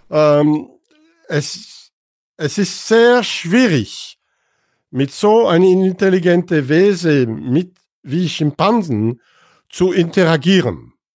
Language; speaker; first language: German; non-native, fluent; French